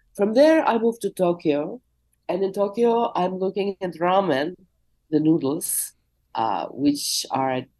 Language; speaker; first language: English; non-native, fluent; Russian